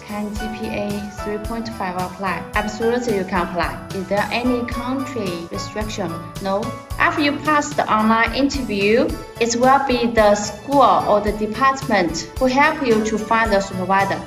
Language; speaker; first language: English; non-native, fluent; Chinese